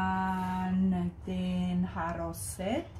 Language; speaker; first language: German; non-native, fluent; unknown